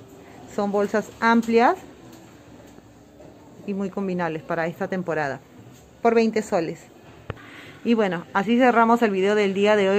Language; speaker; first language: Spanish; native; Spanish